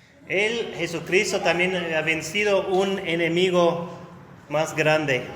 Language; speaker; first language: Spanish; non-native, fluent; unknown